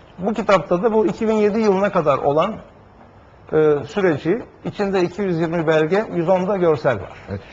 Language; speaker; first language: Turkish; native; Turkish